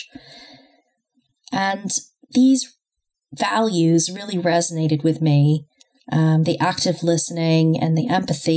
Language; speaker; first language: English; native; English